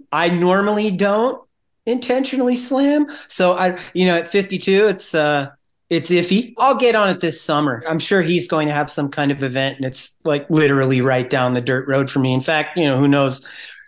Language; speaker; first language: English; native; English